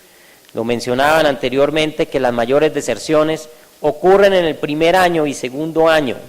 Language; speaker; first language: Spanish; native; Spanish